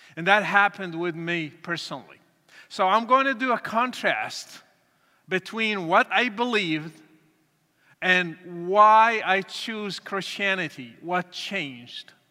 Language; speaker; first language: English; non-native, fluent; Arabic